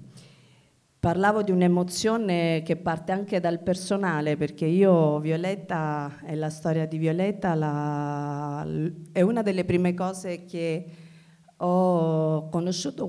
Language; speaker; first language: Italian; native; Italian